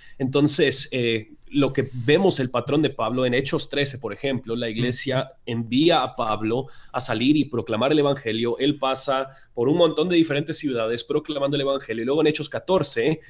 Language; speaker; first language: Spanish; early bilingual, other home language; English